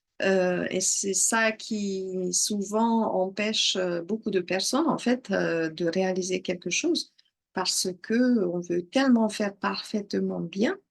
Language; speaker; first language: French; non-native, fluent; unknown